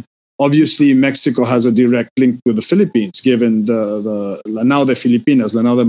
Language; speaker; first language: English; non-native, fluent; Spanish